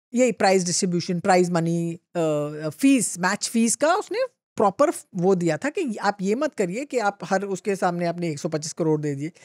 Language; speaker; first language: Hindi; non-native, local second language; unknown